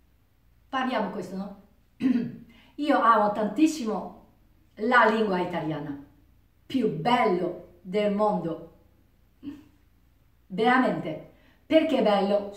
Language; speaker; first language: Italian; non-native, learner; Japanese